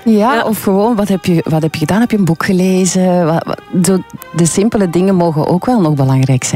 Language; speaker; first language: Dutch; native; Dutch